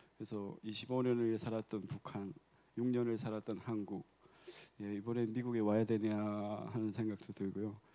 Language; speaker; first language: Korean; native; Korean